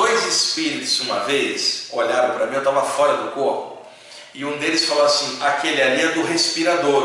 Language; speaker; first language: Portuguese; native; Portuguese